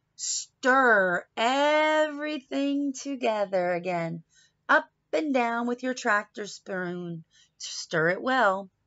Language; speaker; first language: English; native; English